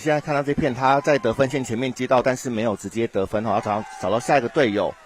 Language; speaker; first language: Chinese; native; Chinese